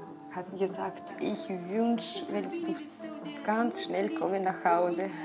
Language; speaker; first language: German; non-native, learner; Romanian